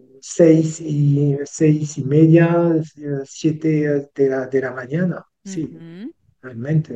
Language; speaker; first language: Spanish; non-native, learner; French